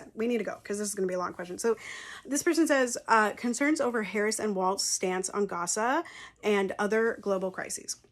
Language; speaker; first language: English; native; English